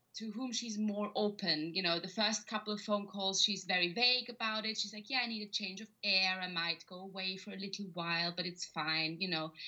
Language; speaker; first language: English; non-native, fluent; German